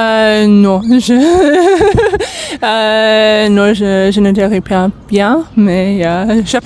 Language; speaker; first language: French; non-native, learner; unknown